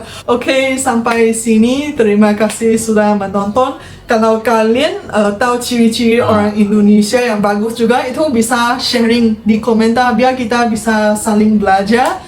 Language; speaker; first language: Indonesian; non-native, fluent; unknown